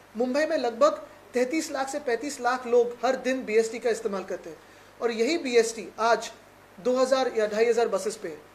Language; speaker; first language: Hindi; non-native, local second language; Marathi